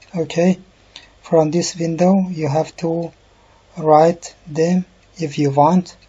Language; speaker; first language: English; non-native, learner; Persian